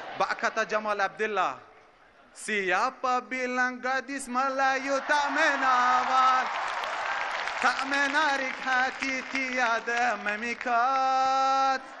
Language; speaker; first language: Malay; non-native, fluent; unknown